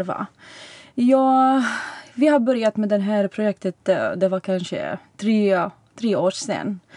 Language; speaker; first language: Swedish; non-native, fluent; Arabic